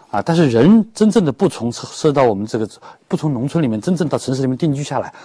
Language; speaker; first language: Chinese; native; Chinese